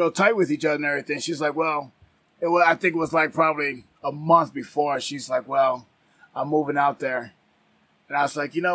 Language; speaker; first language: English; native; English